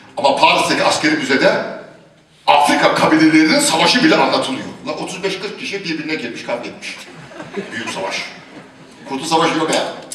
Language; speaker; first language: Turkish; native; Turkish